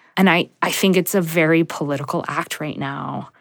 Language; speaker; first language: English; native; English